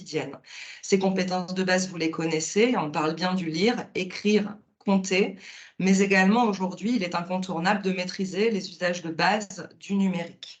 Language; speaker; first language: French; native; French